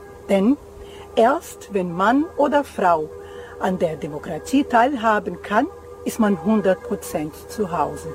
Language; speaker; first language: German; non-native, fluent; Portuguese